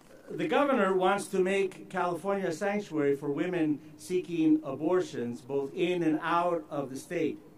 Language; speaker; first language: English; early bilingual, other home language; Spanish